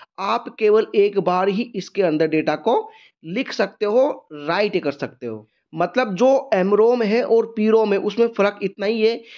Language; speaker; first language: Hindi; native; Hindi